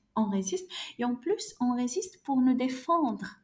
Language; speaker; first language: French; non-native, local second language; Arabic